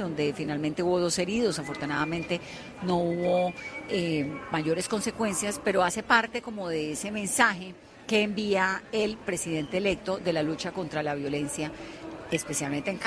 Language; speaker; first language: Spanish; native; Spanish